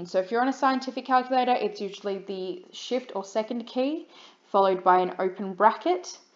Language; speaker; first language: English; native; English